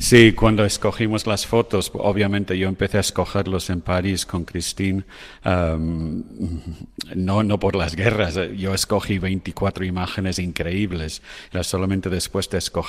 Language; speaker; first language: Spanish; non-native, fluent; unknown